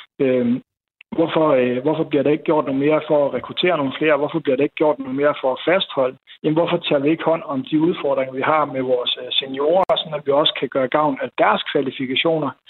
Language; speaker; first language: Danish; native; Danish